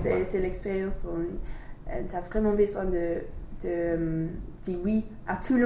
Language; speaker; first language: French; non-native, learner; English